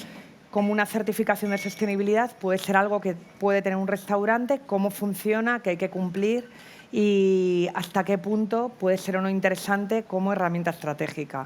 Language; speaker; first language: Spanish; native; Spanish